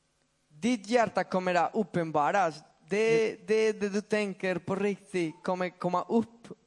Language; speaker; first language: Swedish; non-native, fluent; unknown